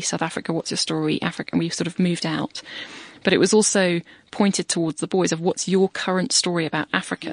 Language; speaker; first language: English; native; English